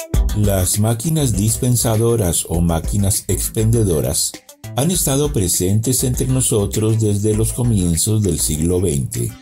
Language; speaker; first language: Spanish; native; Spanish